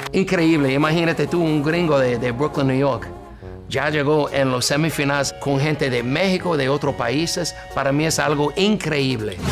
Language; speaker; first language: Spanish; non-native, fluent; English